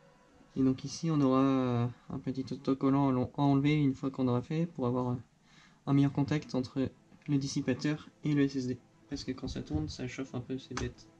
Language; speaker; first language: French; native; French